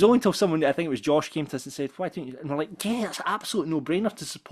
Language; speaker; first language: English; native; English